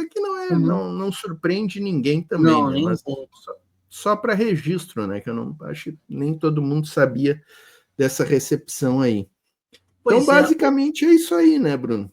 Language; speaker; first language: Portuguese; native; Portuguese